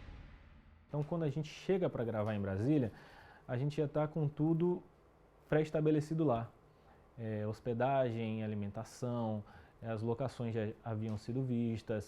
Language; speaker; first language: Portuguese; native; Portuguese